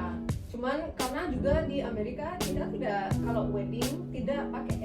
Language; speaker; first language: Indonesian; non-native, fluent; English